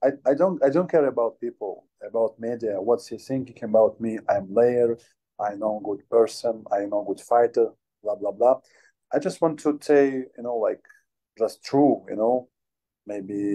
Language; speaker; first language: English; non-native, learner; Ukrainian